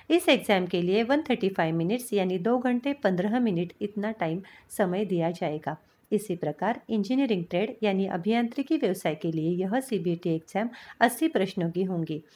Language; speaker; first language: Hindi; non-native, local second language; Marathi